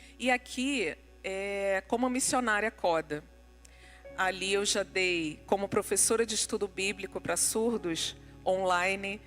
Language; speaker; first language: Portuguese; non-native, local second language; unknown